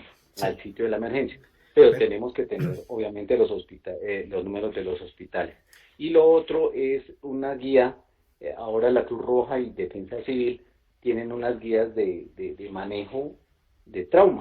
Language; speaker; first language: Spanish; native; Spanish